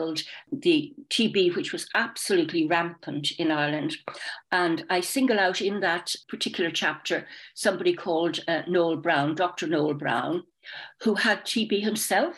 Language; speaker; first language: English; native; English